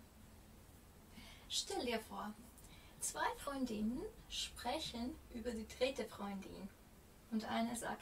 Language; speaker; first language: German; non-native, fluent; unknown